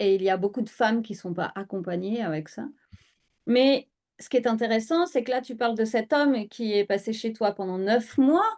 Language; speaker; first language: French; native; French